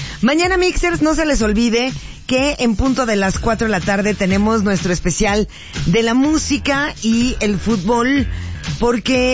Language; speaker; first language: Spanish; native; Spanish